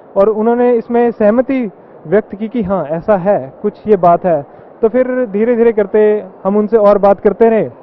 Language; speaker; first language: Hindi; native; Hindi